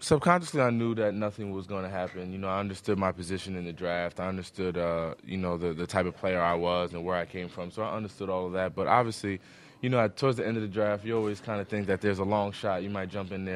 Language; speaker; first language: English; early bilingual, other home language; Spanish